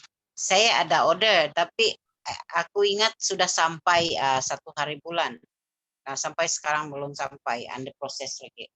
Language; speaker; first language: Malay; native; Malay